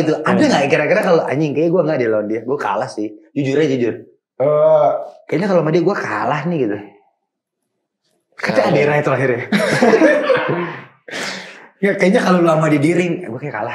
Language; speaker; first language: Indonesian; native; Indonesian